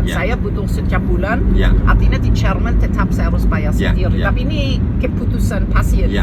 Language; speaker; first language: Indonesian; non-native, fluent; German